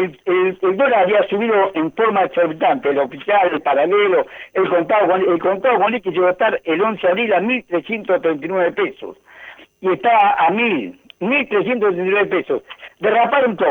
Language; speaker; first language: Spanish; native; Spanish